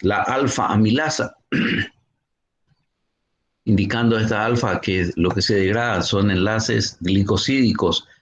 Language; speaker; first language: Spanish; native; Spanish